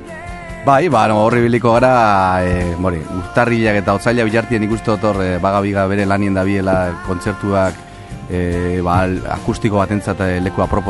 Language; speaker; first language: Basque; native; Basque